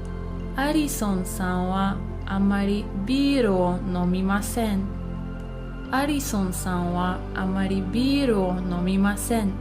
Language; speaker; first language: Japanese; non-native, fluent; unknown